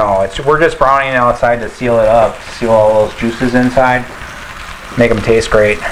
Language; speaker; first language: English; native; English